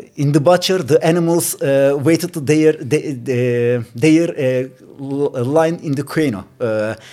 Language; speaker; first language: English; non-native, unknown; Turkish